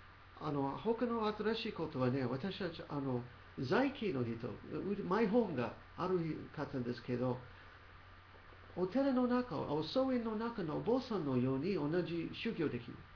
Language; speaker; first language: Japanese; non-native, learner; English